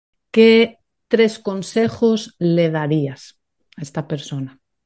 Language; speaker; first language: Spanish; native; Spanish